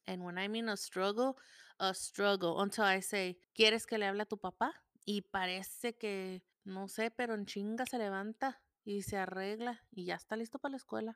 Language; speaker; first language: Spanish; early bilingual, heritage; Spanish